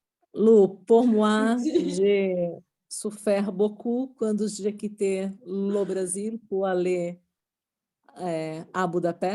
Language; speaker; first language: French; non-native, learner; Portuguese